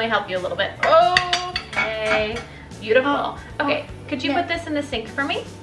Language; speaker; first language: English; native; English